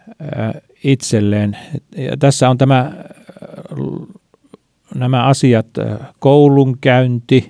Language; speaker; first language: Finnish; native; Finnish